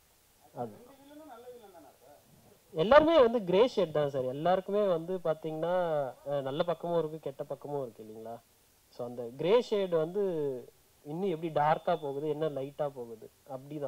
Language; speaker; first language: Tamil; native; Tamil